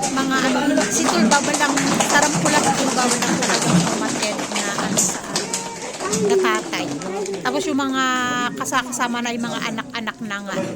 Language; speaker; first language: Filipino; native; Filipino